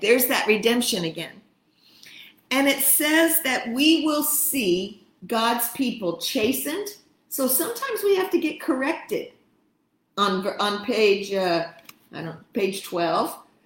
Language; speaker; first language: English; native; English